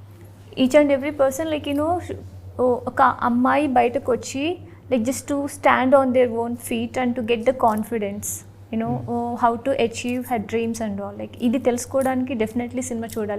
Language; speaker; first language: Telugu; non-native, local second language; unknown